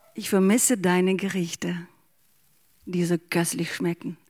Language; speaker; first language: German; non-native, fluent; Ukrainian